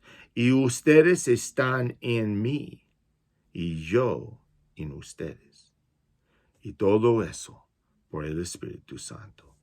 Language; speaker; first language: Spanish; non-native, fluent; English